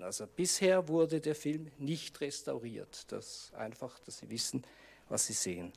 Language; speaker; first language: German; native; German